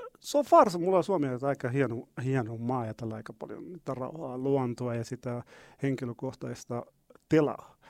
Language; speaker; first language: Finnish; non-native, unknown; Arabic